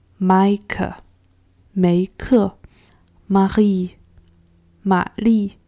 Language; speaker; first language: German; non-native, fluent; Chinese